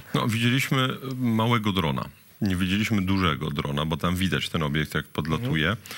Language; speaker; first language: Polish; native; Polish